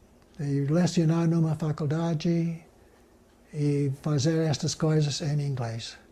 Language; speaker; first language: Portuguese; non-native, fluent; English